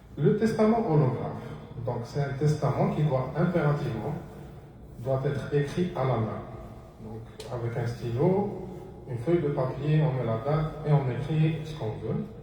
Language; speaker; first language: French; non-native, local second language; Arabic